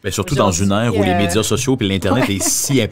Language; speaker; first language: French; native; French